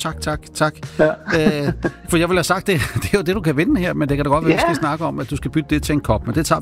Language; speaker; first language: Danish; native; Danish